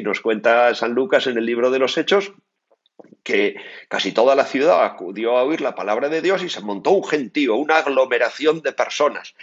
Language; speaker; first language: Spanish; native; Spanish